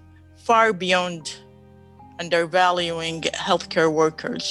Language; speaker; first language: English; non-native, fluent; Arabic